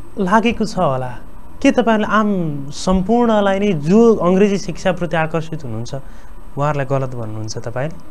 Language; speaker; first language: Nepali; native; Nepali